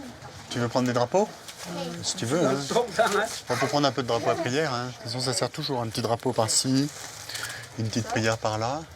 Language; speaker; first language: French; native; French